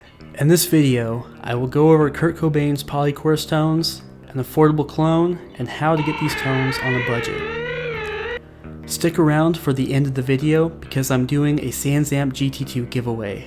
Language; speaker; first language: English; native; English